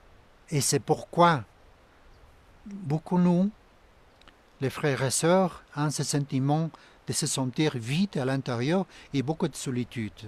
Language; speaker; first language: French; non-native, fluent; Spanish